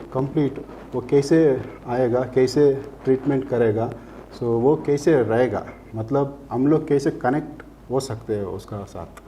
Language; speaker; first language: Hindi; non-native, local second language; Kannada